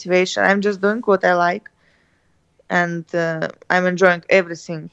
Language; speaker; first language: English; non-native, learner; Russian